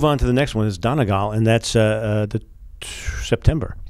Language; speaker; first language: English; native; English